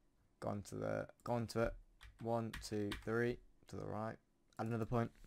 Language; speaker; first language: English; native; English